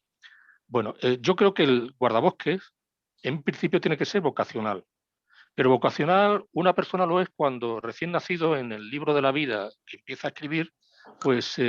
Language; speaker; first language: Spanish; native; Spanish